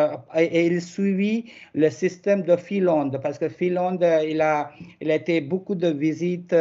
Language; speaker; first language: French; non-native, learner; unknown